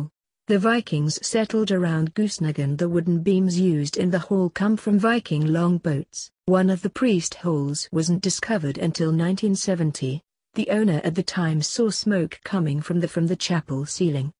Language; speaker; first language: English; native; English